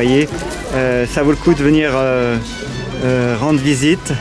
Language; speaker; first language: French; native; French